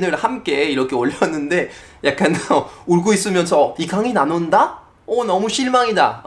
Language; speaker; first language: Korean; non-native, fluent; French